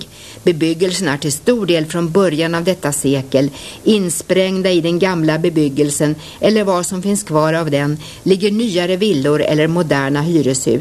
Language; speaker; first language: Swedish; native; Swedish